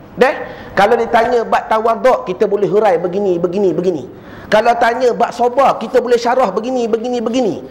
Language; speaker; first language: Malay; native; Malay